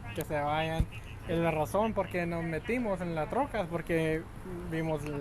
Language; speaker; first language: Spanish; early bilingual, other home language; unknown